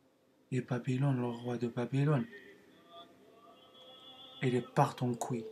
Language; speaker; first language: French; non-native, learner; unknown